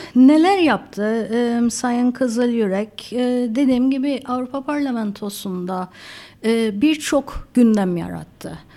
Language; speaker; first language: Turkish; native; Turkish